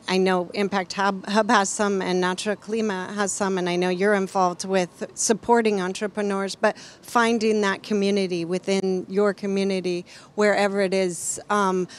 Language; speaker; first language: English; native; English